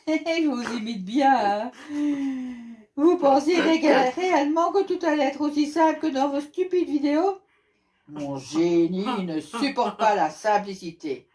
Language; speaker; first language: French; native; French